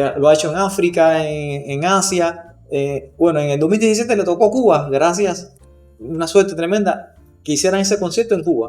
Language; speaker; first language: Spanish; native; Spanish